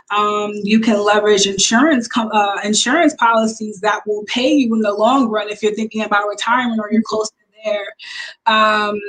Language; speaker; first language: English; native; English